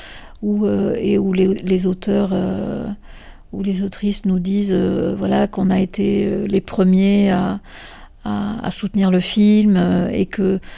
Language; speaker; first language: French; native; French